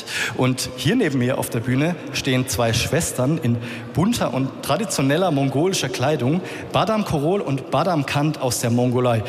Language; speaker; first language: German; native; German